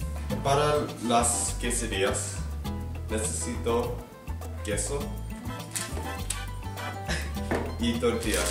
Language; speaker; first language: Spanish; non-native, learner; English